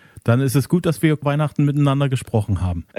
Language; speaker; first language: German; native; German